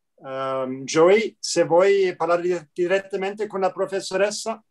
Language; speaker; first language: Italian; non-native, fluent; English